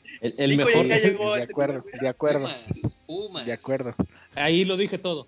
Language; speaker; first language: Spanish; native; Spanish